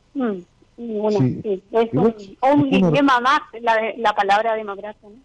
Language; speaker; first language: Spanish; native; Spanish